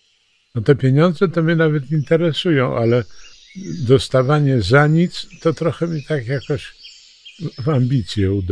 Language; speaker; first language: Polish; native; Polish